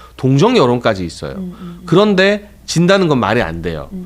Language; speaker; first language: Korean; native; Korean